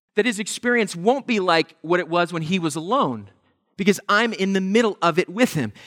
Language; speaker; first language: English; native; English